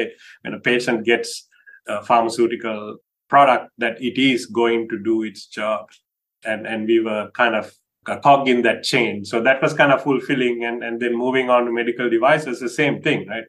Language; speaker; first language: English; non-native, local second language; Sinhala